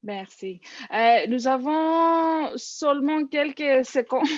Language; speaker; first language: French; non-native, learner; English